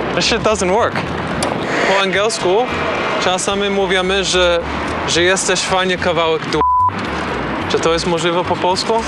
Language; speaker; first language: Polish; non-native, learner; English